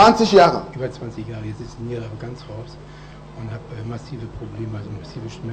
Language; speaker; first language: German; native; German